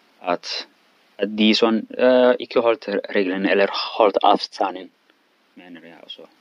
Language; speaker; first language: Swedish; non-native, learner; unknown